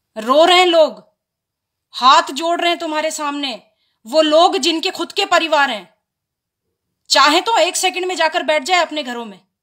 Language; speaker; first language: Hindi; native; Hindi